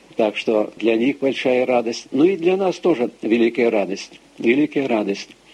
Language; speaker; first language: Russian; early bilingual, heritage; Russian